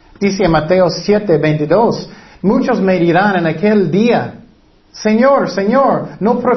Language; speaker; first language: Spanish; non-native, fluent; English